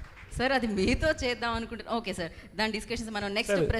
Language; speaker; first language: Telugu; native; Telugu